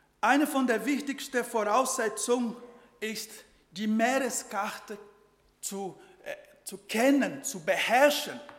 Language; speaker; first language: German; non-native, fluent; Portuguese